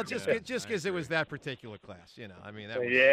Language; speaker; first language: English; native; English